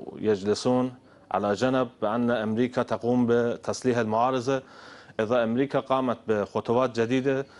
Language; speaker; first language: Arabic; non-native, fluent; Persian